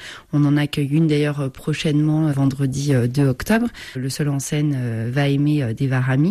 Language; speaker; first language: French; native; French